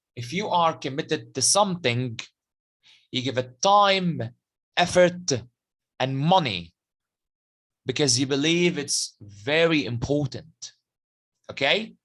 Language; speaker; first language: English; non-native, fluent; Arabic